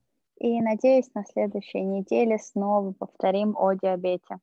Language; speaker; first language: Russian; native; Russian